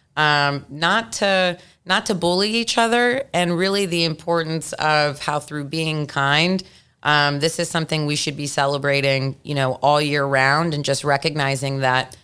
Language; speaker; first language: English; native; English